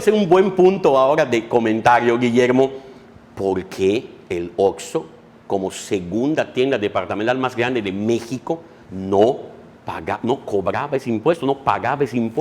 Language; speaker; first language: Spanish; native; Spanish